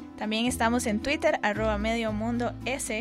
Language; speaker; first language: Spanish; native; Spanish